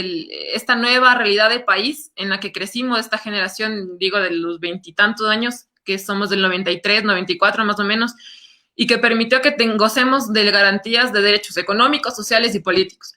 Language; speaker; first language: Spanish; native; Spanish